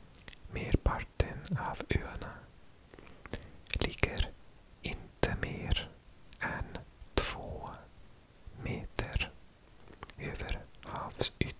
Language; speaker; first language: Swedish; non-native, learner; English